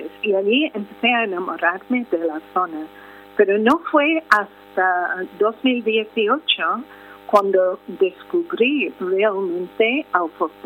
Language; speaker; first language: Spanish; non-native, fluent; English